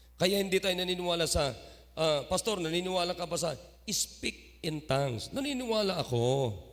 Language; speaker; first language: Filipino; non-native, local second language; Iloko